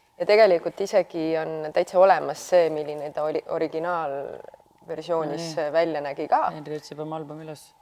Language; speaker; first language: Estonian; native; Estonian